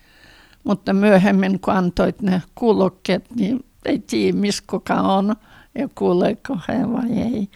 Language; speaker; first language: Finnish; early bilingual, heritage; Finnish